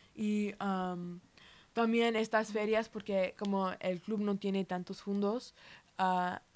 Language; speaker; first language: Spanish; early bilingual, heritage; Spanish